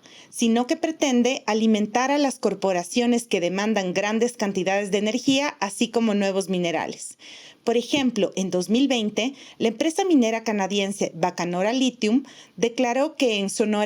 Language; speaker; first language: Spanish; native; Spanish